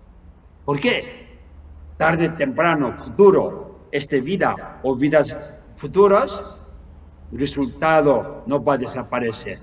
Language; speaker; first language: Spanish; non-native, learner; Tibetan